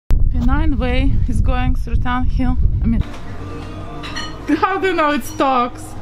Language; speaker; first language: English; non-native, learner; Russian